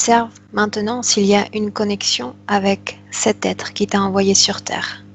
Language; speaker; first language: French; native; French